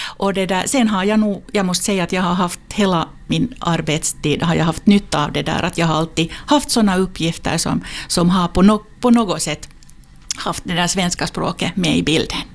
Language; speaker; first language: Swedish; non-native, local second language; Finnish